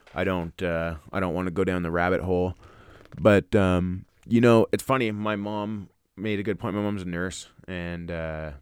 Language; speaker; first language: English; native; English